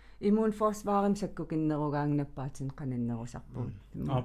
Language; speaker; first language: Danish; non-native, local second language; Kalaallisut